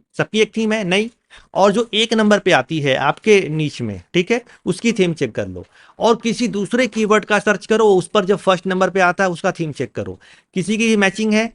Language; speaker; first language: Hindi; native; Hindi